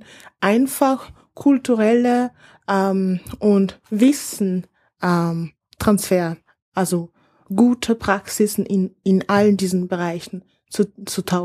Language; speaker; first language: German; non-native, fluent; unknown